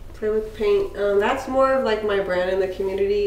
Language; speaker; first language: English; native; English